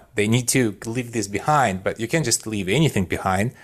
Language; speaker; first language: English; non-native, fluent; Russian